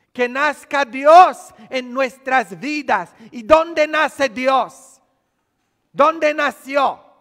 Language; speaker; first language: Spanish; non-native, fluent; Polish